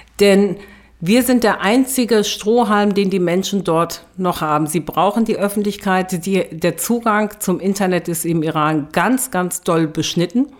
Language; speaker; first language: German; early bilingual, other home language; Turkish